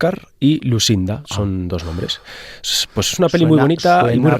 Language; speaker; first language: Spanish; native; Spanish